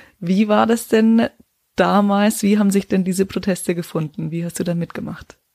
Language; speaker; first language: German; native; German